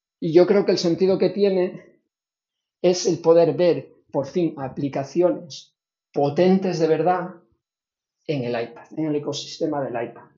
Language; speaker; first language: Spanish; native; Spanish